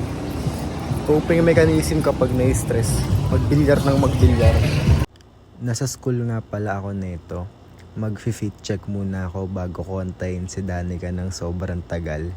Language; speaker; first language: Filipino; native; Filipino